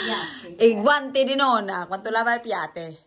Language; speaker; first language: Italian; non-native, learner; Filipino